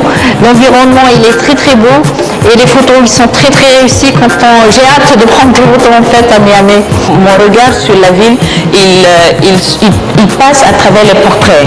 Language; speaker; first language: French; non-native, local second language; Arabic